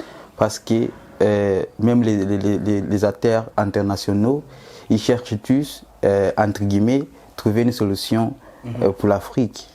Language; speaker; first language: French; non-native, fluent; Portuguese